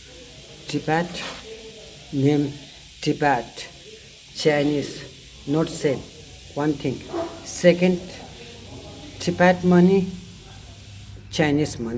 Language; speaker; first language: English; non-native, learner; Tibetan